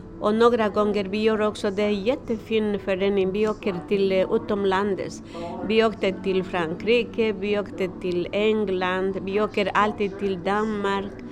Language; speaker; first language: Swedish; non-native, learner; Spanish